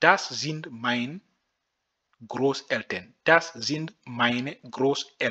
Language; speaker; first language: German; non-native, fluent; French